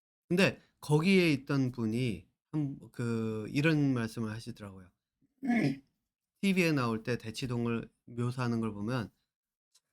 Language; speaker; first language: Korean; native; Korean